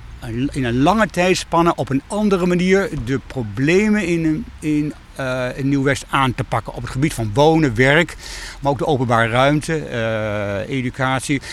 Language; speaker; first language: Dutch; native; Dutch